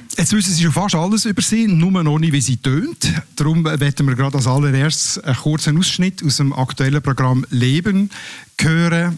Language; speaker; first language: German; native; German